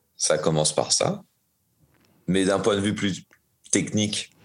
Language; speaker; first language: French; native; French